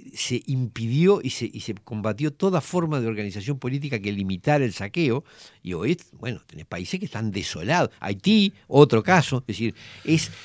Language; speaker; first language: Spanish; native; Spanish